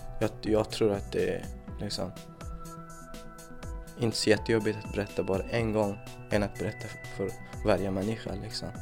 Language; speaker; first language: Swedish; non-native, fluent; Persian